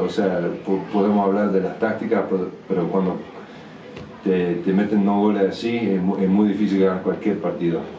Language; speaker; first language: Spanish; early bilingual, heritage; English